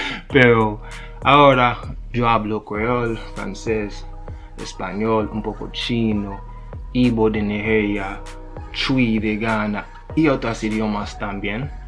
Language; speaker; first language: Spanish; non-native, learner; Haitian Creole